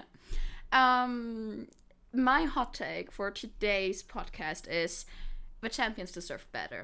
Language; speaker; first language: English; non-native, fluent; German